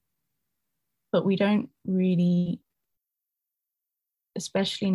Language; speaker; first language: English; native; English